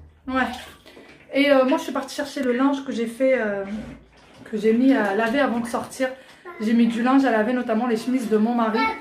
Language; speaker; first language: French; native; French